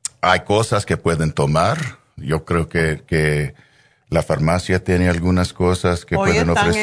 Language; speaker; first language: Spanish; early bilingual, heritage; Spanish